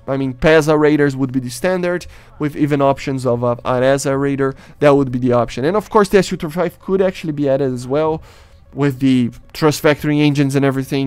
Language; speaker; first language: English; non-native, fluent; Portuguese